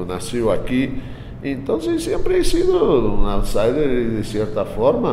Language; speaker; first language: Spanish; non-native, fluent; English